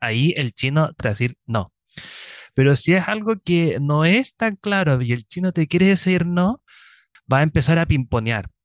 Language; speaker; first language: Spanish; early bilingual, other home language; Chinese